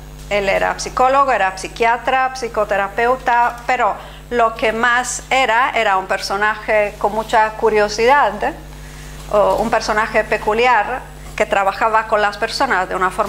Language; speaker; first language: Spanish; non-native, fluent; Italian